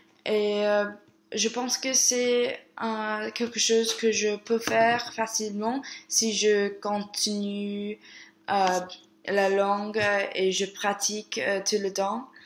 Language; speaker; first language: French; non-native, learner; English